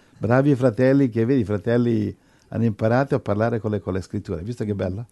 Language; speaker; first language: Italian; non-native, fluent; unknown